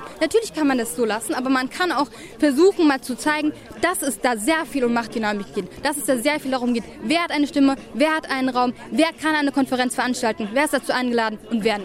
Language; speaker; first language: German; native; German